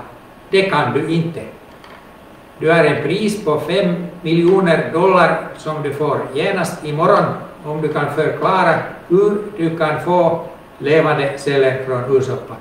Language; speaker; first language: Swedish; non-native, local second language; Finnish